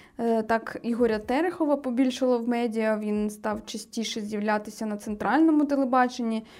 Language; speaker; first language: Ukrainian; native; Ukrainian